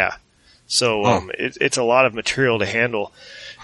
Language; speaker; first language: English; native; English